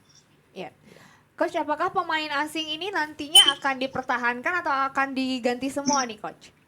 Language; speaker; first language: Indonesian; native; Indonesian